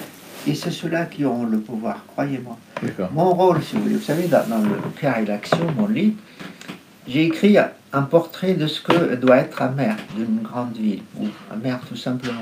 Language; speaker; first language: French; non-native, fluent; Arabic